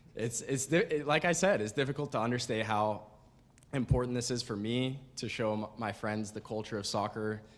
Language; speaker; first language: English; native; English